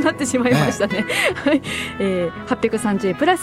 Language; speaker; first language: Japanese; native; Japanese